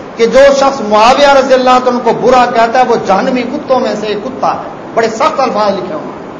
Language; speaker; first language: Urdu; non-native, local second language; Saraiki